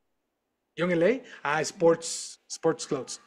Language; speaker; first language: English; non-native, fluent; Spanish